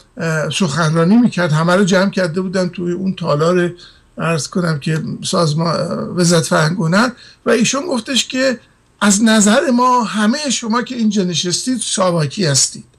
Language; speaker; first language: Persian; native; Persian